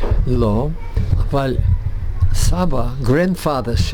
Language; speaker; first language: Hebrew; non-native, learner; Russian